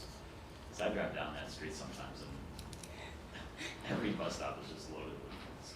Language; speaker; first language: English; native; English